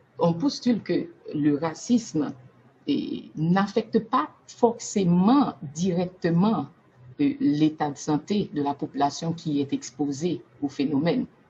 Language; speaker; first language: French; non-native, local second language; Haitian Creole